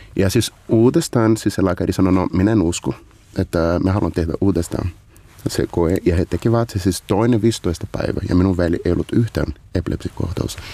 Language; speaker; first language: Finnish; non-native, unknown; Portuguese